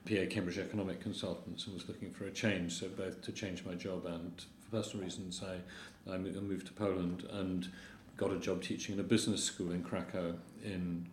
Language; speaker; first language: English; native; English